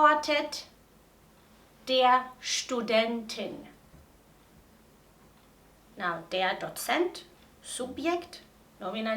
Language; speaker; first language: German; non-native, fluent; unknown